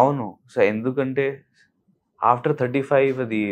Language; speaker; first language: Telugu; non-native, local second language; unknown